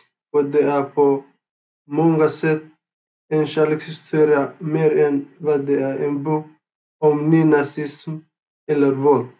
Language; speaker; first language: Swedish; non-native, learner; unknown